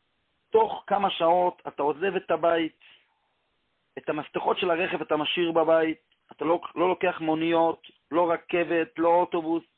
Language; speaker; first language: Hebrew; non-native, local second language; Yiddish